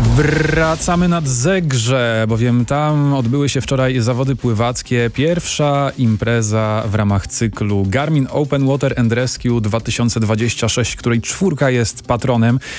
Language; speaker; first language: Polish; native; Polish